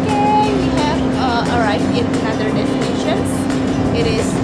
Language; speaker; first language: English; non-native, local second language; Indonesian